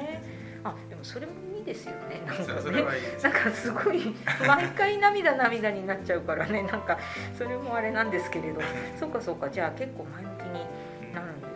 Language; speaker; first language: Japanese; native; Japanese